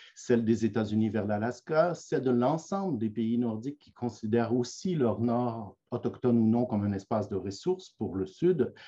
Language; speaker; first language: French; native; French